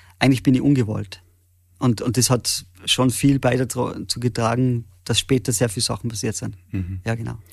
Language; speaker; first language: German; native; German